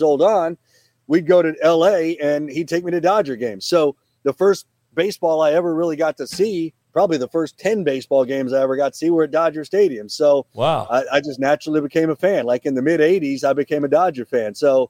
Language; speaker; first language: English; native; English